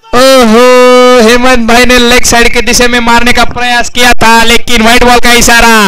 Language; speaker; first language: Hindi; non-native, local second language; Marathi